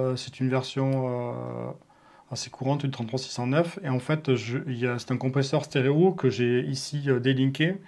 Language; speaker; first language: French; native; French